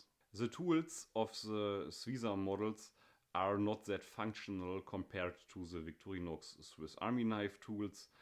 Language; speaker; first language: English; non-native, fluent; German